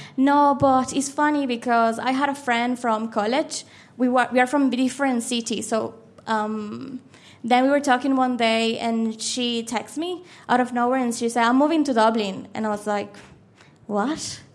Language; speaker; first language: English; non-native, fluent; Spanish